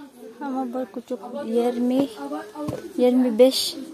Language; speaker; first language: Turkish; non-native, learner; Filipino